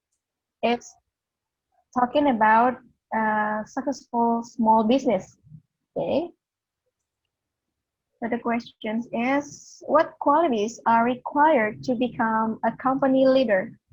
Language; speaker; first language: English; non-native, fluent; Indonesian